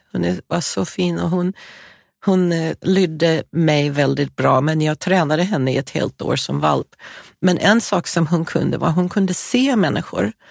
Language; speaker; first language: Swedish; non-native, fluent; English